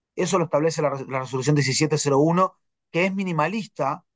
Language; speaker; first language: Spanish; native; Spanish